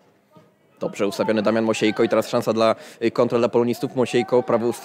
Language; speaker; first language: Polish; native; Polish